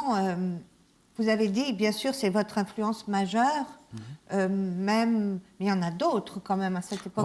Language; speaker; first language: French; native; French